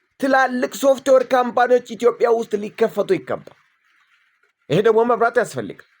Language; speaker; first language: Amharic; non-native, local second language; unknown